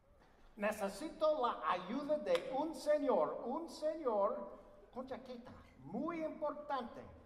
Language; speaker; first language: Spanish; non-native, learner; English